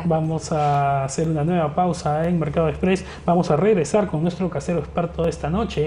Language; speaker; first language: Spanish; native; Spanish